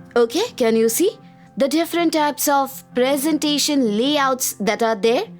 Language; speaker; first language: English; non-native, local second language; Gujarati